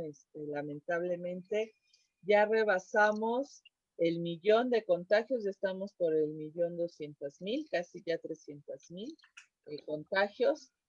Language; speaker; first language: Spanish; native; Spanish